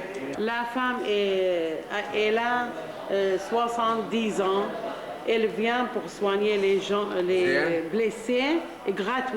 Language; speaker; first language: French; non-native, fluent; Arabic